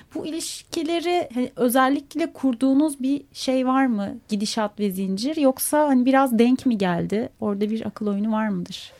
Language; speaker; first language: Turkish; native; Turkish